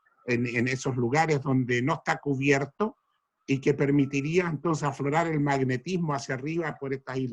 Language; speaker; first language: Spanish; native; Spanish